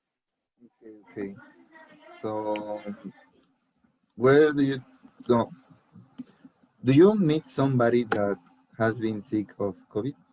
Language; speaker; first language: English; non-native, learner; Spanish